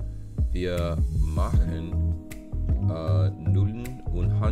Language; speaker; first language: German; non-native, learner; English